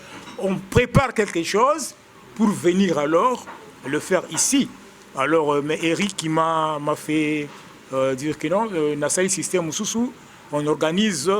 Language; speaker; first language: French; non-native, local second language; Lingala